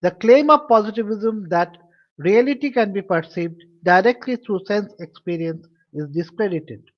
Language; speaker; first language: English; non-native, local second language; Bangla